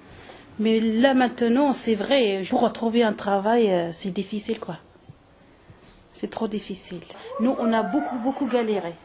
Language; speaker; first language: French; early bilingual, other home language; Arabic